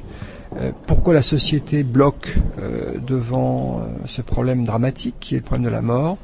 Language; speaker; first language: French; non-native, fluent; Czech